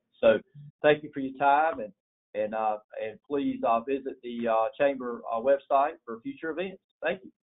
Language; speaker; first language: English; native; English